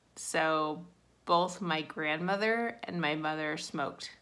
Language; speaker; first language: English; native; English